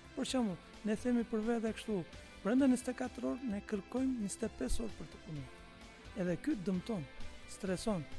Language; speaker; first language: Albanian; non-native, fluent; Turkish